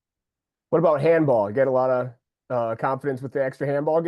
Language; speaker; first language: English; native; English